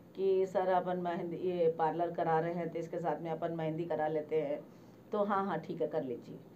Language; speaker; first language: Hindi; native; Hindi